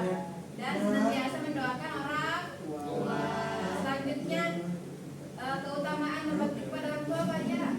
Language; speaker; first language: Indonesian; native; Indonesian